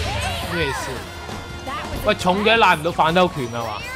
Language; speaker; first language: Chinese; native; Chinese